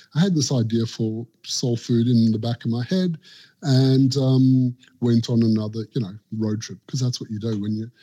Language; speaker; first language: English; native; English